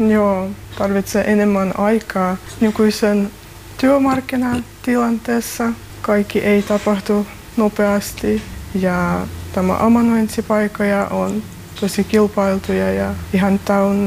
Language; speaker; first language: Finnish; non-native, learner; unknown